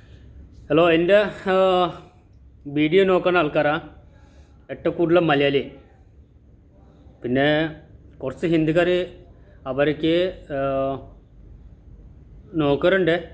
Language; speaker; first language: Malayalam; non-native, learner; Assamese